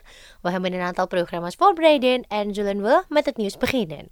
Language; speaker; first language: Dutch; non-native, fluent; Indonesian